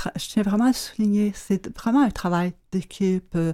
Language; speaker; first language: French; native; French